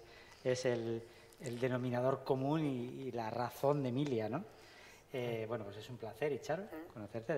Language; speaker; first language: Spanish; native; Spanish